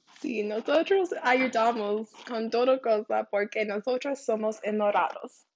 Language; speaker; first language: Spanish; non-native, learner; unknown